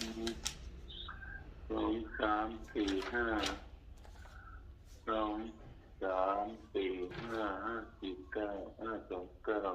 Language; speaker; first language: Thai; non-native, local second language; Northeastern Thai